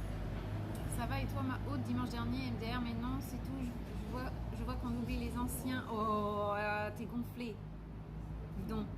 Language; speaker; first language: French; native; French